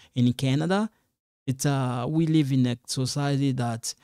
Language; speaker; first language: English; non-native, fluent; Lingala